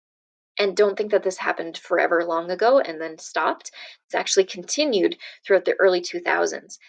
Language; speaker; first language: English; native; English